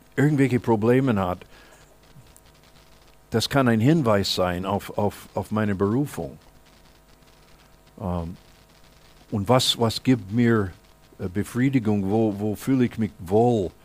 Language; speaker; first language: German; non-native, fluent; English